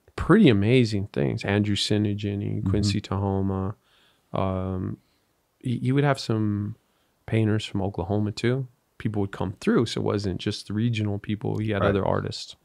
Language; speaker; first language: English; native; English